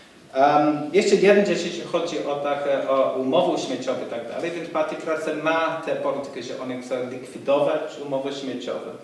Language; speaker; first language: Polish; non-native, fluent; English